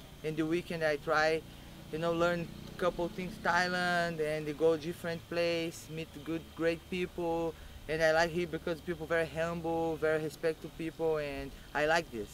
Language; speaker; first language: English; non-native, learner; Portuguese